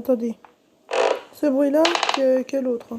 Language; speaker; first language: French; native; French